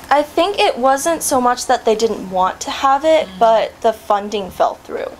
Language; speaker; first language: English; native; English